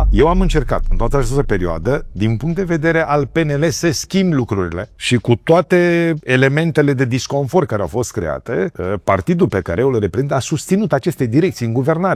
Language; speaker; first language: Romanian; native; Romanian